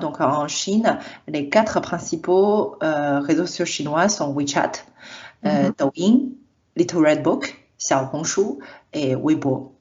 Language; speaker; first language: French; non-native, fluent; Chinese